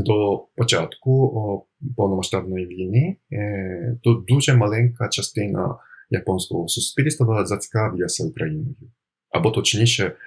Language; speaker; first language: Ukrainian; non-native, fluent; Japanese